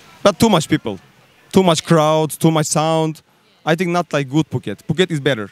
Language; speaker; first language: English; non-native, learner; Turkish